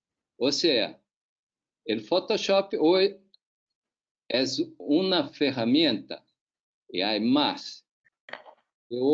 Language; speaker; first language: Spanish; non-native, learner; Portuguese